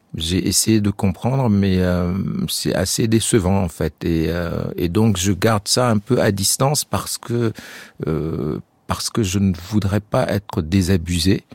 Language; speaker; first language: French; non-native, local second language; Arabic